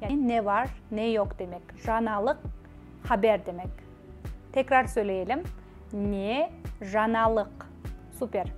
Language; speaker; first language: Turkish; non-native, fluent; Kazakh